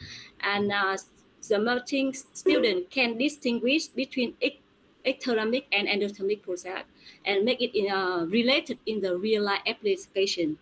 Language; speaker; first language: English; non-native, fluent; Vietnamese